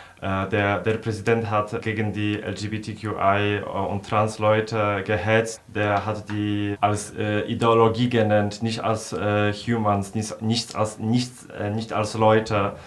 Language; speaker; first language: German; non-native, fluent; Polish